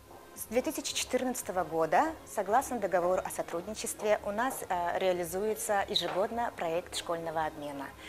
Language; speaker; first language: Russian; native; Russian